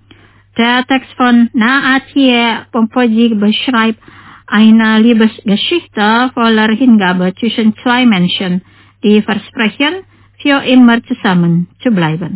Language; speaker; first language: German; non-native, fluent; Indonesian